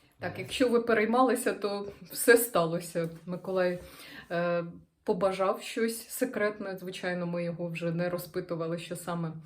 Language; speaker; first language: Ukrainian; non-native, local second language; Russian